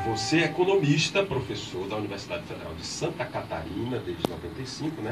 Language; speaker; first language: Portuguese; native; Portuguese